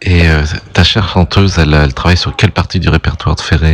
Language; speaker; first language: French; native; French